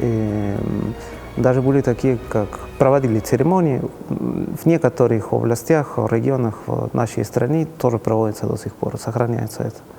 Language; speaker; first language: Russian; non-native, fluent; Spanish